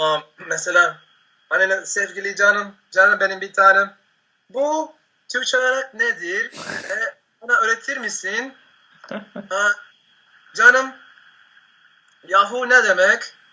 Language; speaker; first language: Turkish; non-native, learner; Spanish